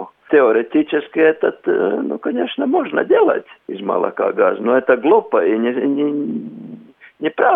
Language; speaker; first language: Russian; non-native, local second language; Latvian